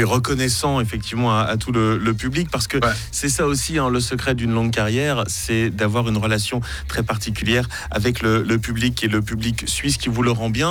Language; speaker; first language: French; native; French